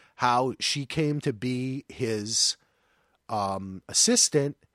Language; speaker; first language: English; native; English